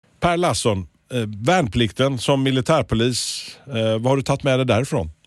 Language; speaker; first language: Swedish; native; Swedish